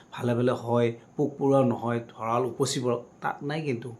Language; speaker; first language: Assamese; native; Assamese